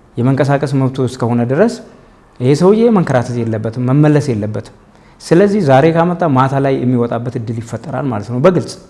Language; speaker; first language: Amharic; native; Amharic